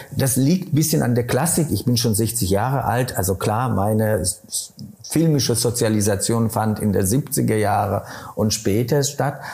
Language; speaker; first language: German; non-native, fluent; Polish